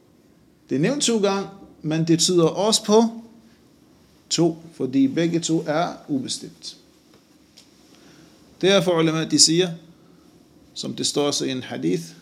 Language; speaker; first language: Danish; non-native, fluent; Arabic